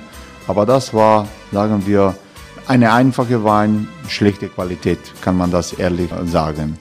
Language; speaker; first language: German; non-native, learner; Croatian